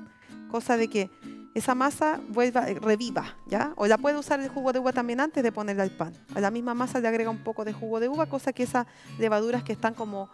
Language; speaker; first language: Spanish; native; Spanish